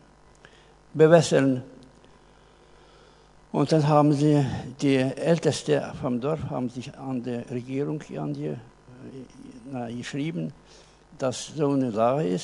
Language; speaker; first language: German; early bilingual, heritage; German